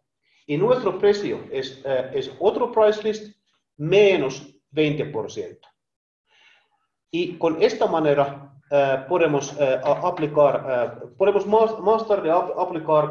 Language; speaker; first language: Spanish; non-native, learner; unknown